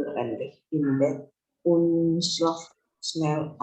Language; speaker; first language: German; non-native, learner; Indonesian